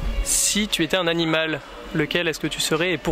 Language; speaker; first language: French; native; French